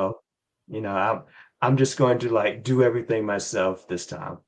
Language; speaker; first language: English; native; English